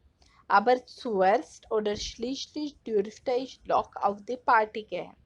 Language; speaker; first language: German; non-native, fluent; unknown